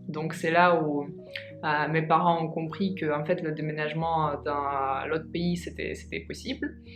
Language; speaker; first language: French; non-native, fluent; Russian